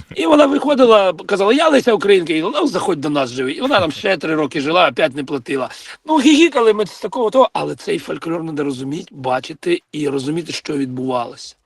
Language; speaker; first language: Ukrainian; non-native, local second language; Russian